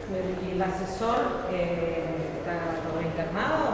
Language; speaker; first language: Spanish; native; Spanish